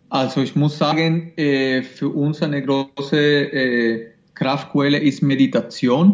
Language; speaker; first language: German; non-native, fluent; Spanish